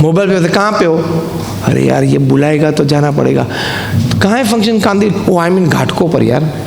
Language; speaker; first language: Hindi; non-native, local second language; Gujarati